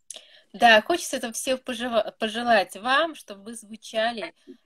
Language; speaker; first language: Russian; native; Russian